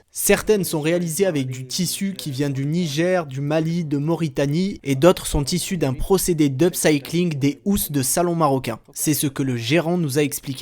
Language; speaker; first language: French; native; French